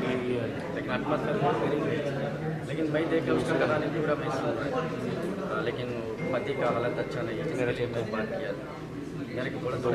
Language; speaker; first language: Hindi; non-native, local second language; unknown